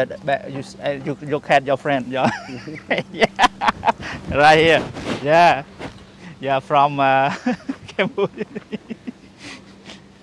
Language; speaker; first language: English; non-native, learner; Khmer